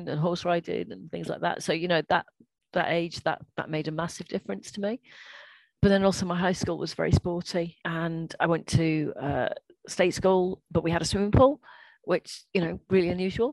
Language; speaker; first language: English; native; English